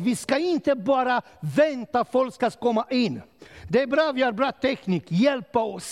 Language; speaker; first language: Swedish; non-native, learner; Romanian